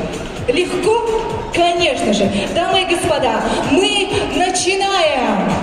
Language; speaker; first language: Russian; native; Russian